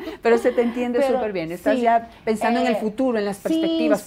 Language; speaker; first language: Spanish; native; Spanish